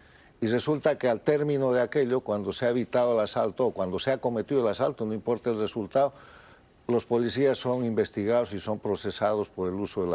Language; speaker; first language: Spanish; native; Spanish